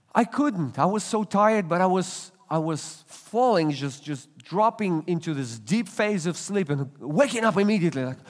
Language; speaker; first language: English; non-native, fluent; Russian